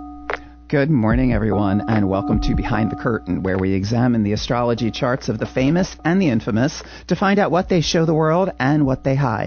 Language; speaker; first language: English; native; English